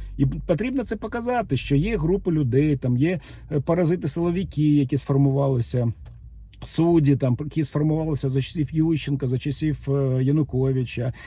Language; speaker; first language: Ukrainian; native; Ukrainian